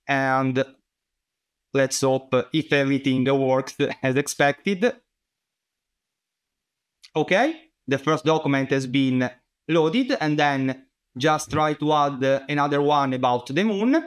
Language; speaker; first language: English; non-native, fluent; Italian